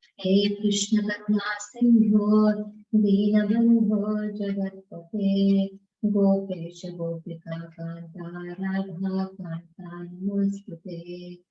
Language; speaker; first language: Hindi; non-native, local second language; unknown